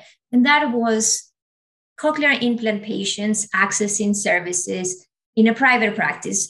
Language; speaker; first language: English; non-native, fluent; Spanish